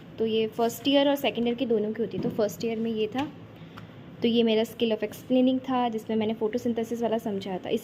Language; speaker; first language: Hindi; native; Hindi